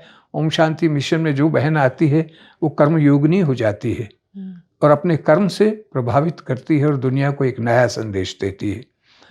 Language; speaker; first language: Hindi; native; Hindi